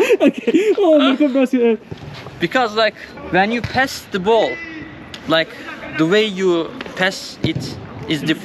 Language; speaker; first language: English; non-native, learner; Thai